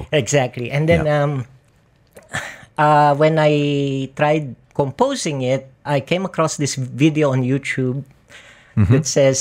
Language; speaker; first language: English; non-native, local second language; Filipino